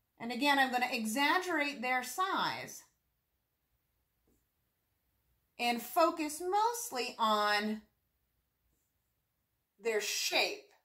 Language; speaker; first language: English; native; English